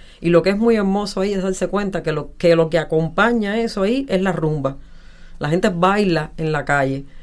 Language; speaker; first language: Spanish; native; Spanish